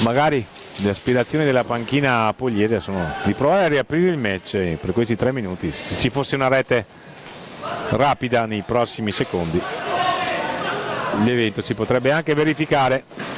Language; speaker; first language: Italian; native; Italian